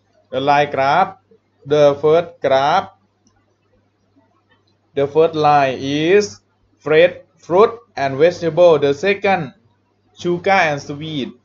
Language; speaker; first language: English; non-native, learner; Thai